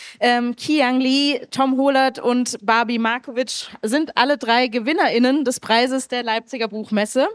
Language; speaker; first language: German; native; German